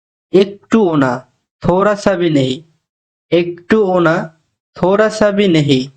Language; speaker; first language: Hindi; non-native, fluent; Bangla